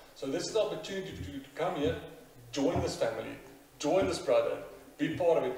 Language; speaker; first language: English; non-native, local second language; Afrikaans